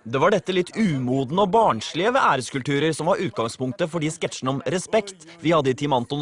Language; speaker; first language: Norwegian; native; Norwegian